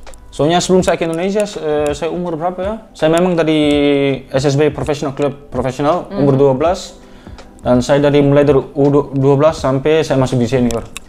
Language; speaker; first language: Indonesian; non-native, fluent; Dutch